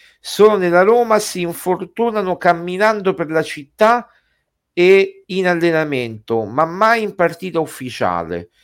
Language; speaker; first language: Italian; native; Italian